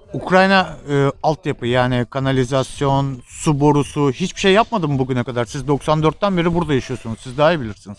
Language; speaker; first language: Turkish; native; Turkish